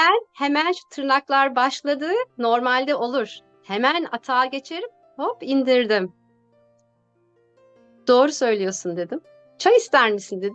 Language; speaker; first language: Turkish; native; Turkish